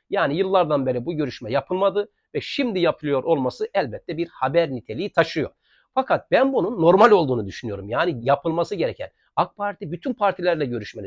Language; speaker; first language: Turkish; native; Turkish